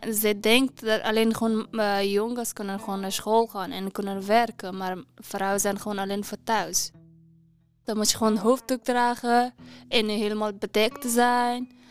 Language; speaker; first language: Dutch; non-native, learner; Persian